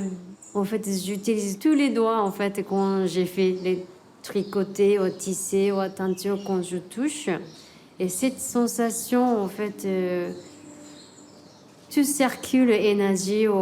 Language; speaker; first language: French; non-native, learner; Japanese